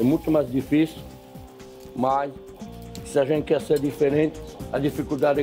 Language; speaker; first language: Portuguese; non-native, fluent; French